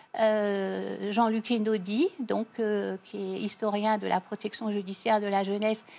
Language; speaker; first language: French; native; French